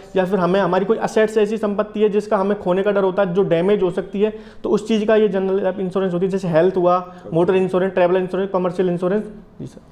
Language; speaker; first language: Hindi; native; Hindi